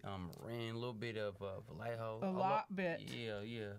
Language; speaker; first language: English; native; English